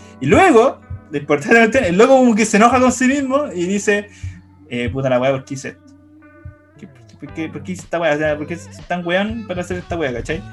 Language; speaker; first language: Spanish; native; Spanish